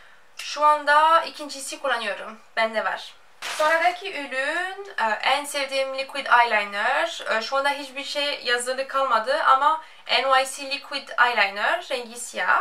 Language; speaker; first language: Turkish; non-native, fluent; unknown